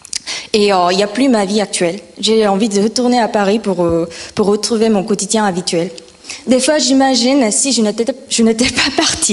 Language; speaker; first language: French; non-native, fluent; Korean